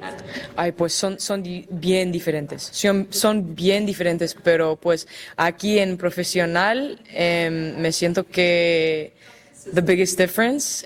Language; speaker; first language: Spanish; early bilingual, heritage; Spanish